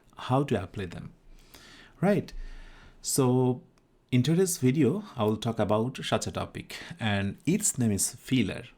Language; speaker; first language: English; non-native, local second language; Bangla